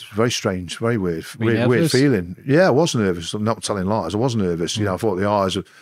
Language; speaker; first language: English; native; English